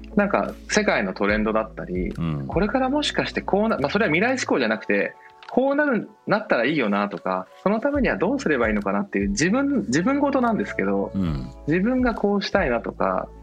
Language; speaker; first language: Japanese; native; Japanese